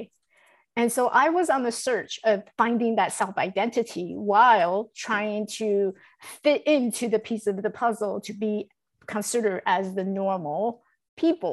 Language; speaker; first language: English; non-native, fluent; Chinese